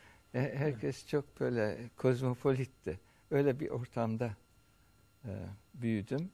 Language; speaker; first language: Turkish; early bilingual, heritage; Turkish